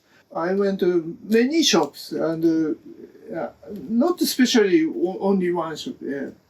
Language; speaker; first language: English; non-native, learner; Japanese